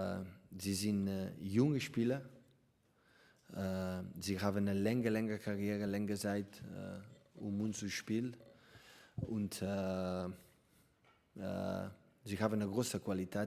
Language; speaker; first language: German; non-native, learner; Catalan